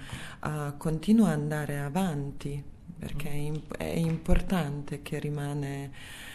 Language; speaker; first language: Italian; non-native, fluent; Serbian